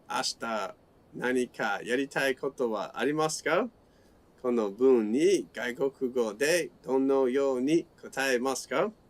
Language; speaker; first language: Japanese; non-native, fluent; English